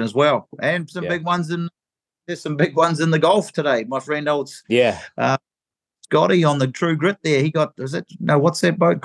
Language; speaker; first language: English; native; English